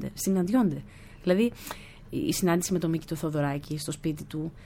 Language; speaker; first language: Greek; early bilingual, other home language; German